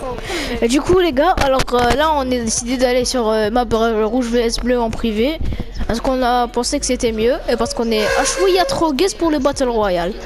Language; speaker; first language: French; native; French